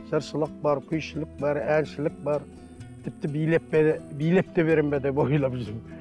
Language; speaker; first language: Kazakh; native; Kazakh